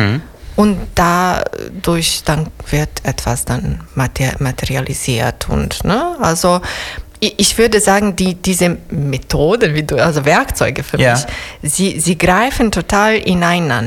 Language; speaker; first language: German; non-native, fluent; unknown